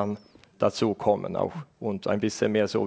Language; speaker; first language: German; non-native, fluent; Estonian